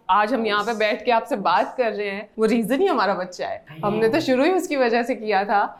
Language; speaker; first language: Hindi; native; Hindi